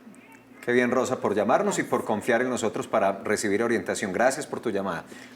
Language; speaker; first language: Spanish; native; Spanish